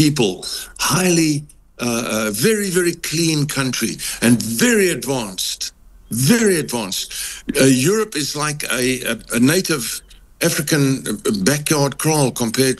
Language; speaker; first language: English; native; English